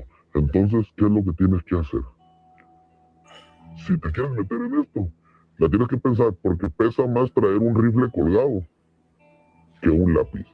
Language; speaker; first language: Spanish; native; Spanish